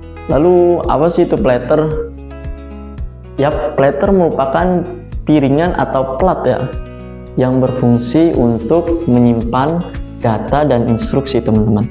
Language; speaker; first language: Indonesian; native; Indonesian